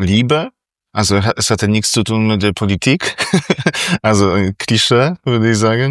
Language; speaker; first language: German; non-native, fluent; Polish